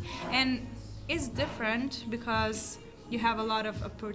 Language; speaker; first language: English; non-native, fluent; Albanian